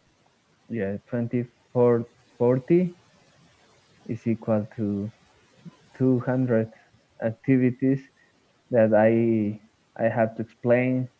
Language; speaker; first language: English; non-native, learner; Spanish